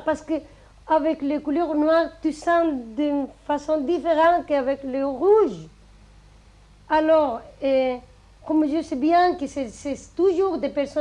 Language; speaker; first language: French; non-native, fluent; Spanish